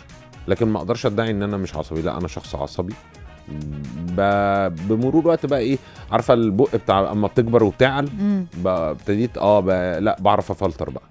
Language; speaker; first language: Arabic; native; Arabic